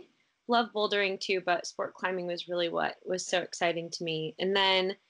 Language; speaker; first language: English; native; English